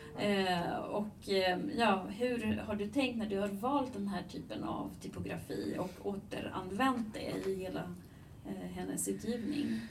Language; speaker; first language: Swedish; non-native, fluent; Romanian